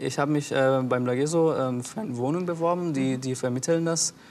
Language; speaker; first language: German; non-native, fluent; Persian